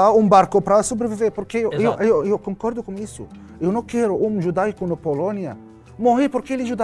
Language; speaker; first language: Portuguese; non-native, learner; Arabic